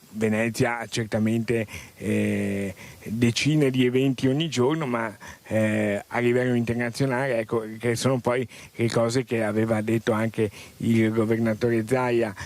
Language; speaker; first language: Italian; native; Italian